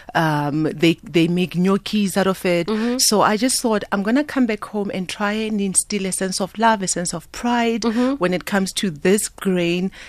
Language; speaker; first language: English; non-native, local second language; Southern Sotho